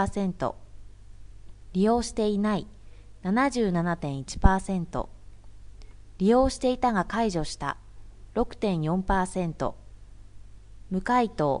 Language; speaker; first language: Japanese; native; Japanese